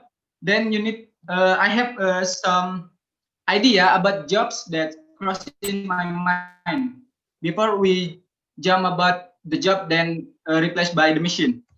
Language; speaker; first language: English; non-native, learner; Indonesian